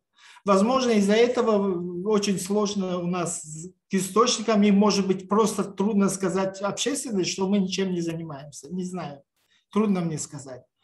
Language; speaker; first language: Russian; non-native, local second language; Tajik